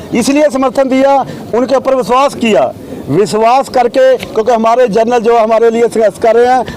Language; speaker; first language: Hindi; non-native, local second language; Punjabi